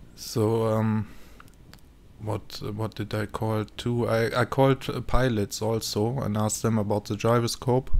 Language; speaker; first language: English; non-native, fluent; German